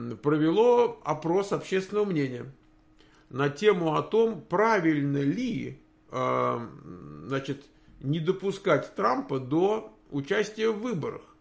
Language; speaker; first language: Russian; native; Russian